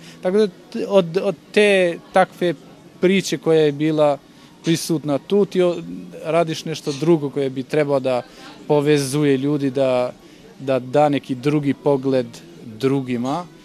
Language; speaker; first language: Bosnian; non-native, local second language; Albanian